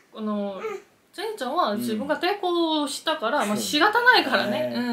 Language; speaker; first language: Japanese; non-native, fluent; Korean